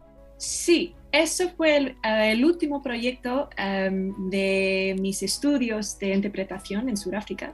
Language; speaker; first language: Spanish; non-native, fluent; English